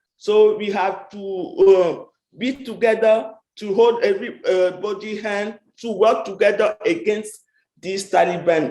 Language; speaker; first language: English; non-native, fluent; French